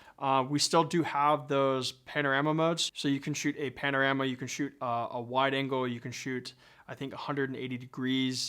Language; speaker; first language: English; native; English